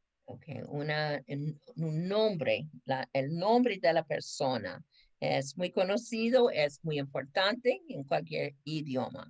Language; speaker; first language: Spanish; non-native, fluent; English